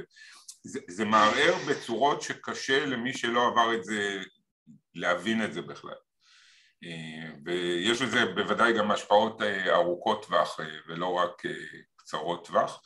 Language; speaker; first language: Hebrew; native; Hebrew